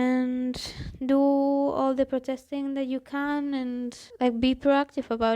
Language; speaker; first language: English; non-native, fluent; Spanish